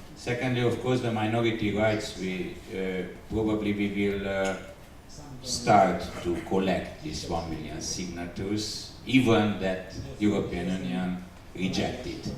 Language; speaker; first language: English; non-native, learner; Hungarian